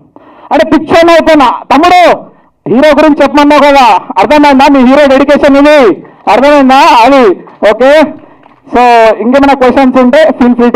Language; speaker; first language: Telugu; native; Telugu